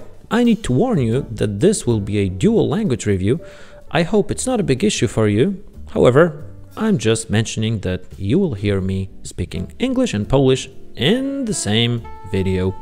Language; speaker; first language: English; non-native, fluent; Polish